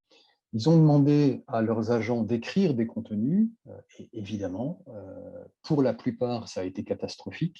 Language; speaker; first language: French; native; French